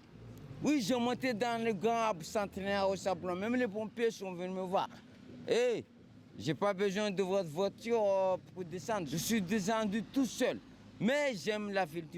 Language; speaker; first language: French; non-native, local second language; Comorian